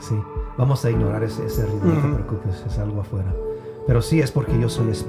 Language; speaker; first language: Spanish; early bilingual, heritage; Spanish